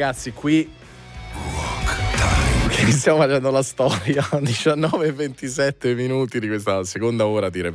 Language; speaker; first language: Italian; native; Italian